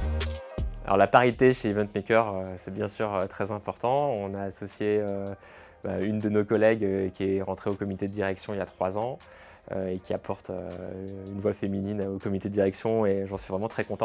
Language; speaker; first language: French; native; French